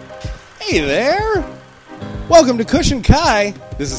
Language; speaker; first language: English; native; English